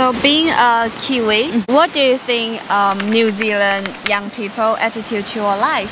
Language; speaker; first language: English; non-native, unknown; Chinese